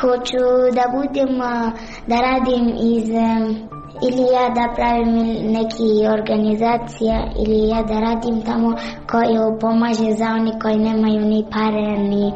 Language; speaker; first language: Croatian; non-native, learner; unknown